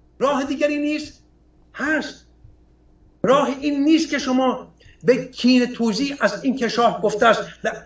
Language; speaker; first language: Persian; non-native, local second language; Assyrian Neo-Aramaic